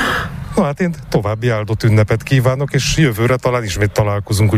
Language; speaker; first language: Hungarian; native; Hungarian